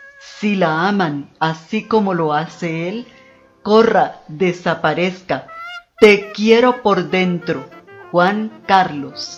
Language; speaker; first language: Spanish; native; Spanish